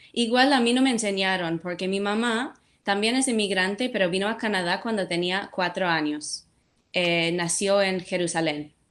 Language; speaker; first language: Spanish; non-native, fluent; English